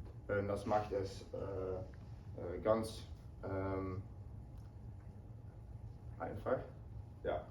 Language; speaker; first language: German; non-native, learner; Dutch